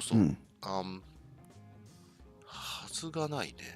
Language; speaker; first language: Japanese; non-native, learner; English